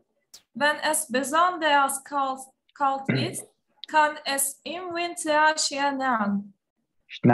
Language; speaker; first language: German; non-native, learner; Turkish